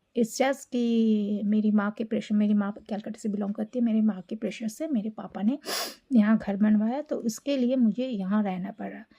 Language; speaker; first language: Hindi; non-native, local second language; Bangla